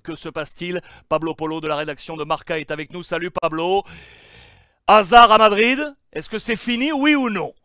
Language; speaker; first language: French; native; French